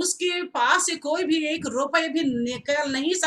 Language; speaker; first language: Hindi; non-native, local second language; Telugu